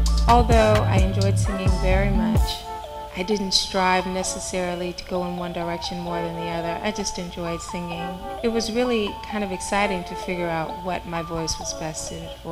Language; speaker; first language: English; native; English